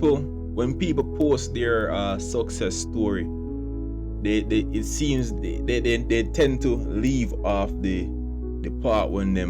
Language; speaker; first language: English; non-native, local second language; Jamaican Creole English